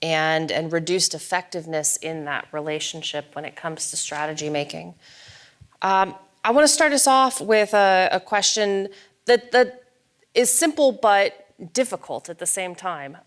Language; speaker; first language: English; native; English